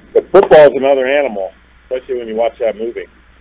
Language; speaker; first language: English; native; English